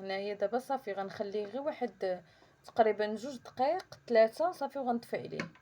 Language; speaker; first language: Arabic; native; Arabic